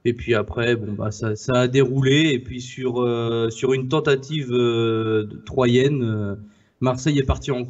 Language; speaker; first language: French; native; French